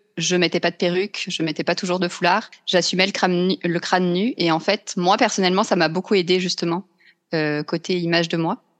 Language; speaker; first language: French; native; French